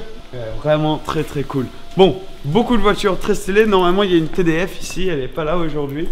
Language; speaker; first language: French; native; French